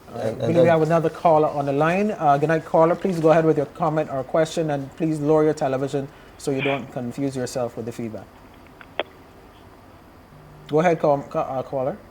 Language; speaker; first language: English; native; English